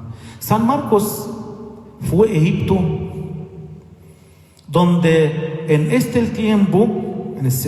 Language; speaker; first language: Spanish; non-native, fluent; Arabic